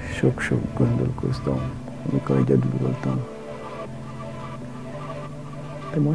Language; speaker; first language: Hungarian; non-native, learner; Mandingo